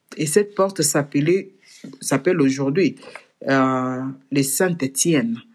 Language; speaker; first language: French; non-native, local second language; Lingala